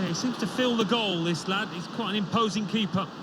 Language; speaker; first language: English; native; English